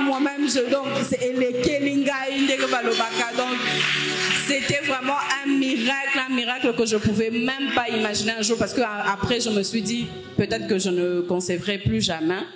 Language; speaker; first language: French; non-native, local second language; Lingala